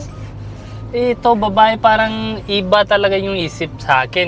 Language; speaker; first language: Filipino; non-native, learner; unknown